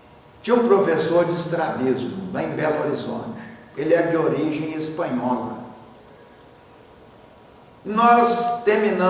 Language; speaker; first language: Portuguese; native; Portuguese